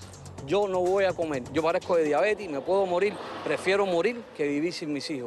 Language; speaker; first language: Spanish; native; Spanish